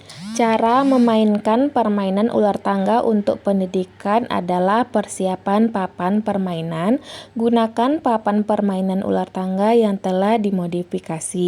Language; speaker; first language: Indonesian; native; Indonesian